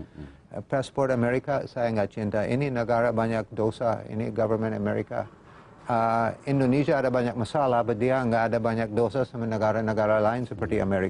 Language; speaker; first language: Indonesian; non-native, fluent; English